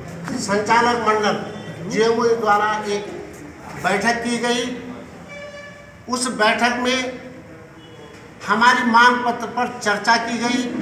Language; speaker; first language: Hindi; native; Hindi